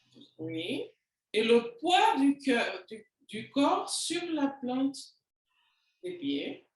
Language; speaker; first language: French; non-native, learner; Spanish